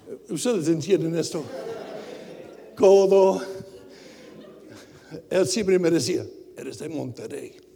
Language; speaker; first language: Spanish; non-native, fluent; English